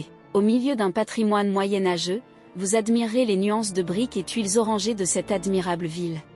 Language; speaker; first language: French; native; French